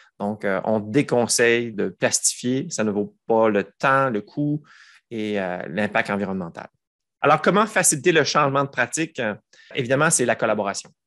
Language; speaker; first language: French; native; French